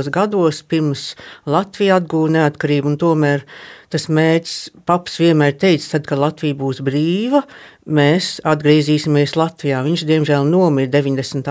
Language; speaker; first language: Latvian; early bilingual, heritage; Latvian